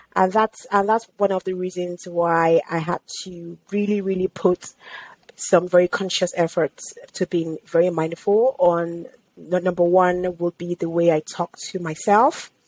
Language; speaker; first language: English; non-native, local second language; Yoruba